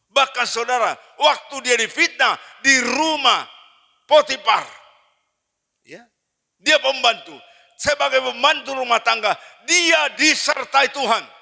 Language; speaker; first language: Indonesian; non-native, local second language; Batak Toba